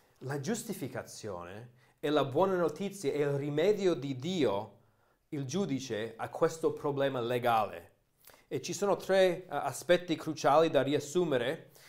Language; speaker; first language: Italian; non-native, fluent; English